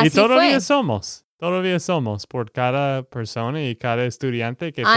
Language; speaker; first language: Spanish; non-native, learner; English